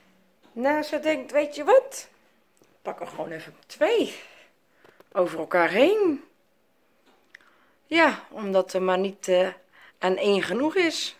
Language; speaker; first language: Dutch; native; Dutch